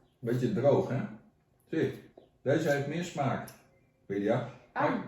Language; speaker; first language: Dutch; non-native, learner; Thai